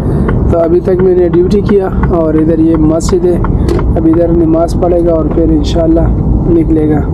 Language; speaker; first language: Hindi; non-native, local second language; Pashto